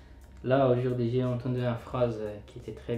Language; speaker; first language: French; non-native, fluent; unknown